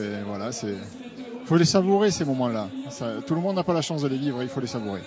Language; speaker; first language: French; native; French